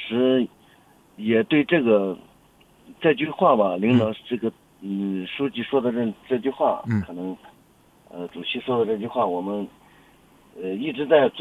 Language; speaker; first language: Chinese; native; Chinese